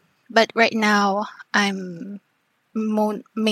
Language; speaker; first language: English; non-native, local second language; Filipino